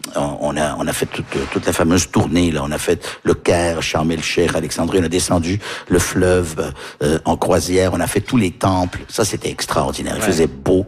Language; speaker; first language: French; early bilingual, heritage; French